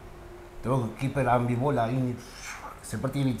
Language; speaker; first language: Indonesian; non-native, fluent; Spanish